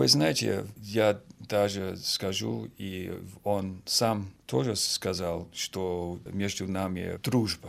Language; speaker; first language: Russian; non-native, fluent; Finnish